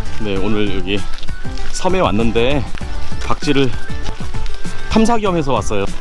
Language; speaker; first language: Korean; native; Korean